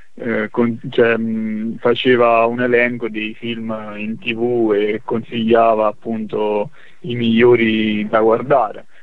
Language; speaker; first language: Italian; native; Italian